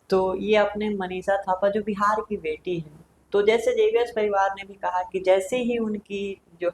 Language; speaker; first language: Hindi; native; Hindi